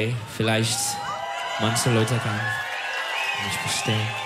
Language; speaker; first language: German; non-native, learner; Turkish